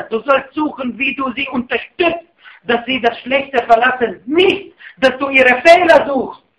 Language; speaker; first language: German; non-native, fluent; Arabic